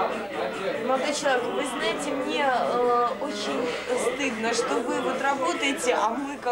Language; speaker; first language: Russian; non-native, learner; English